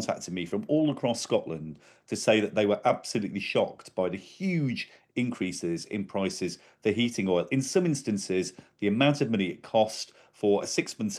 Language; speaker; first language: English; native; English